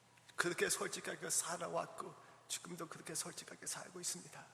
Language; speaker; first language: Korean; early bilingual, heritage; English